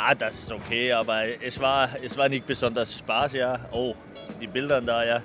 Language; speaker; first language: German; non-native, fluent; Danish